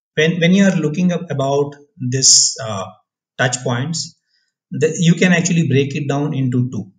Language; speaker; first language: English; non-native, local second language; Odia